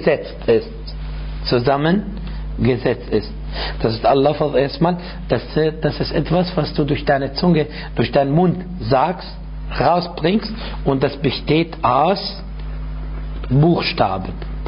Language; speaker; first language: German; non-native, fluent; Arabic